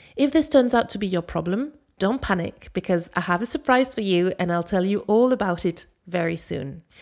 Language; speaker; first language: English; non-native, fluent; French